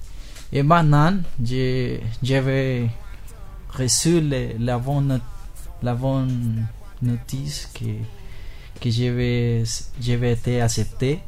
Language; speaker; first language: French; non-native, learner; Spanish